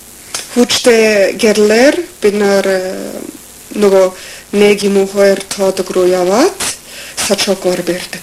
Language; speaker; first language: Mongolian; non-native, fluent; English